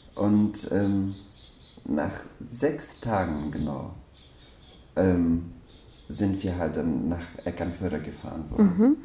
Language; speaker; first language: German; non-native, fluent; Persian